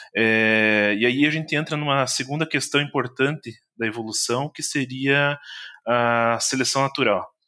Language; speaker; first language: Portuguese; native; Portuguese